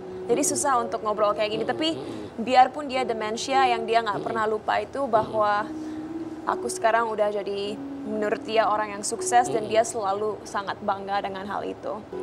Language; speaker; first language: Indonesian; early bilingual, heritage; Indonesian